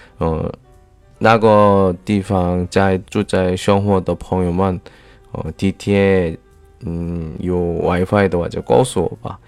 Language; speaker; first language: Chinese; non-native, fluent; Korean